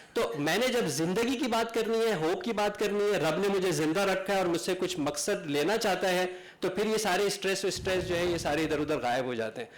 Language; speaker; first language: Urdu; native; Urdu